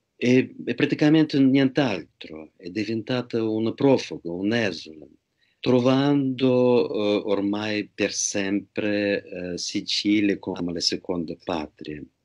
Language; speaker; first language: Italian; non-native, fluent; Russian